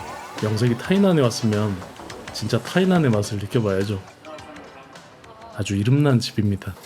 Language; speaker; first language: Korean; native; Korean